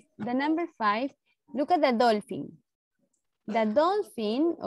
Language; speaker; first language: English; non-native, learner; Spanish